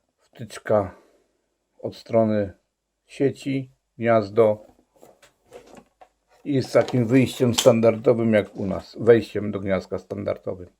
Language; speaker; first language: Polish; native; Polish